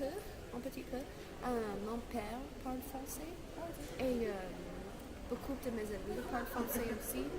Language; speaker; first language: French; non-native, learner; English